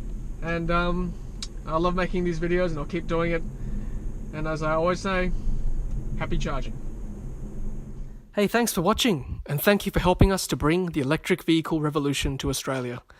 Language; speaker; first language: English; native; English